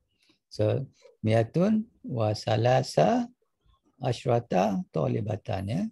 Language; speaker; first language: Arabic; non-native, fluent; Malay